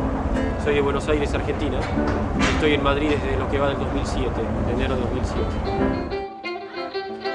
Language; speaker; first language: Spanish; native; Spanish